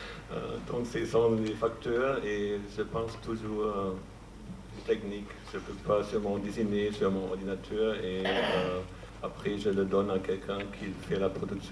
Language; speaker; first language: French; non-native, fluent; German